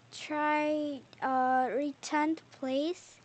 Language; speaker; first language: English; non-native, learner; Korean